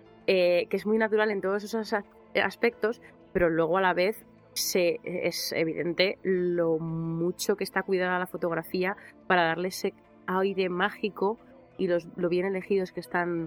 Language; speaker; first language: Spanish; native; Spanish